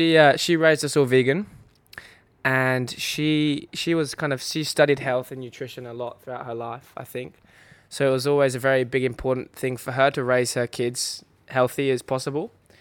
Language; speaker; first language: English; native; English